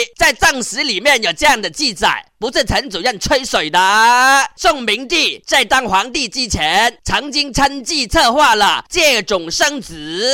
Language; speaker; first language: Chinese; non-native, local second language; Cantonese